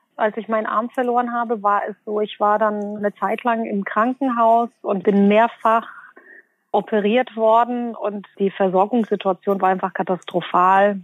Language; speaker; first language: German; early bilingual, other home language; Bosnian